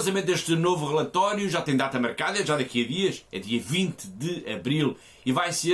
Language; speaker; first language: Portuguese; native; Portuguese